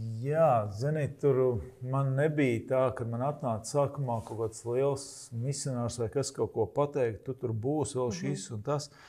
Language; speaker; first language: Latvian; native; Latvian